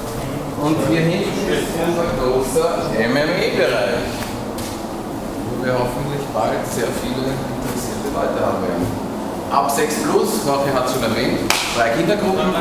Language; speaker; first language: German; native; German